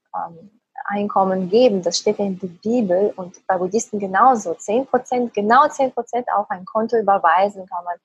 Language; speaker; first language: German; native; German